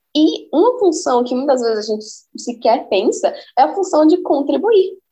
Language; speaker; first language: Portuguese; native; Portuguese